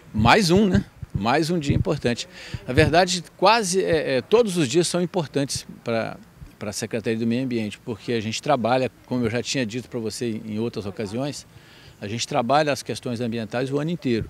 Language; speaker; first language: Portuguese; native; Portuguese